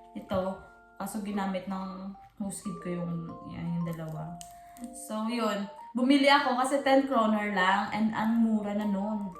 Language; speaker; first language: Filipino; non-native, local second language; Hiligaynon